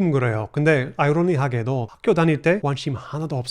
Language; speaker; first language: Korean; non-native, fluent; English